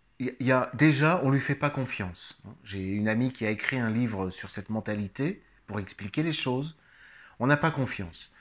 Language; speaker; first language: French; native; French